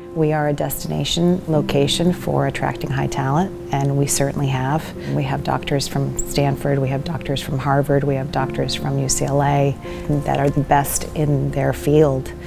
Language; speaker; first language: English; native; English